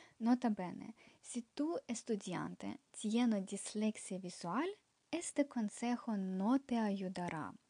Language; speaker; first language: Spanish; non-native, fluent; Ukrainian